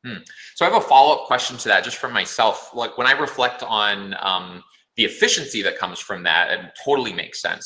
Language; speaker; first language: English; native; English